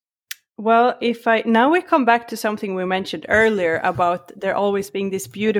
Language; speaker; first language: English; non-native, fluent; Swedish